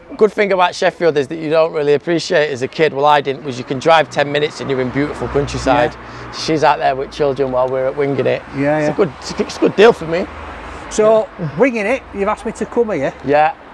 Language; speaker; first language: English; native; English